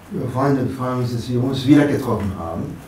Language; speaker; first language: German; non-native, fluent; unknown